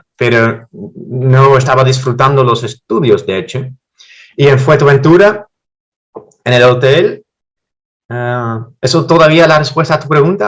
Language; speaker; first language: Spanish; non-native, fluent; Dutch